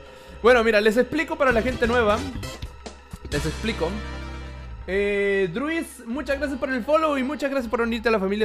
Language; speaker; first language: Spanish; native; Spanish